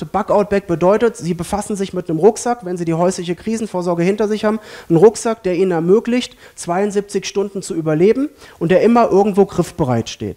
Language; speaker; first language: German; native; German